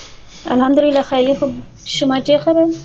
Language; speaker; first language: Persian; non-native, learner; Urdu